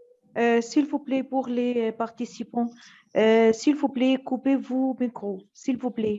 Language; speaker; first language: French; non-native, learner; Arabic